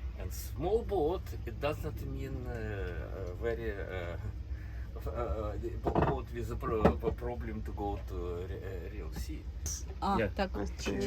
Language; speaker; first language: English; non-native, learner; Russian